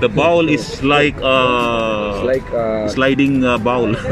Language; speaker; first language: English; non-native, local second language; Filipino